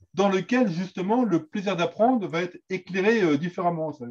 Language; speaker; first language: French; native; French